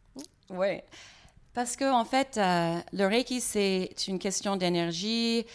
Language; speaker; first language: French; non-native, fluent; English